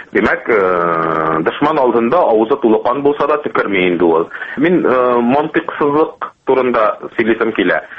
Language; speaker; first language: Tatar; native; Tatar